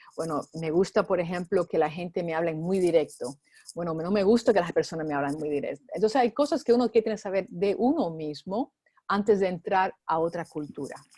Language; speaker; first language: Spanish; native; Spanish